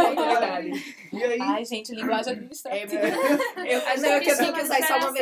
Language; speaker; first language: Portuguese; native; Portuguese